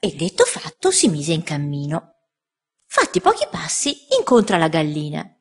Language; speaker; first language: Italian; native; Italian